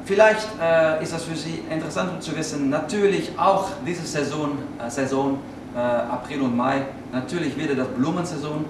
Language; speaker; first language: German; non-native, learner; Dutch